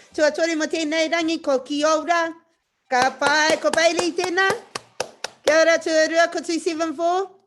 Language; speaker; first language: Māori; non-native, local second language; English